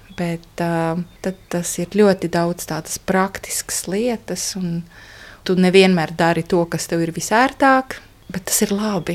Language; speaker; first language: Latvian; non-native, fluent; Estonian